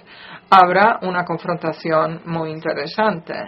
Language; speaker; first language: Spanish; non-native, fluent; Polish